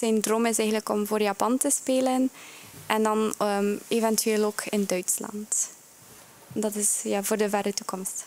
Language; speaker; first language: Dutch; early bilingual, other home language; Japanese